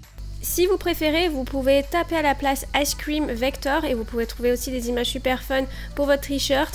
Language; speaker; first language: French; native; French